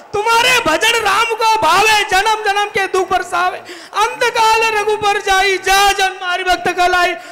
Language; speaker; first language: Hindi; non-native, local second language; Marathi